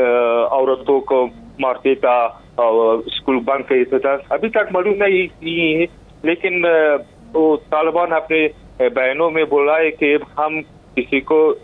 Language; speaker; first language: Hindi; non-native, learner; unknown